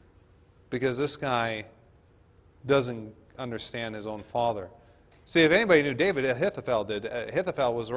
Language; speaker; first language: English; native; English